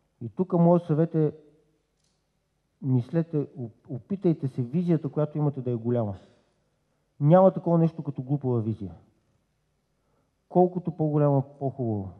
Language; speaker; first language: Bulgarian; native; Bulgarian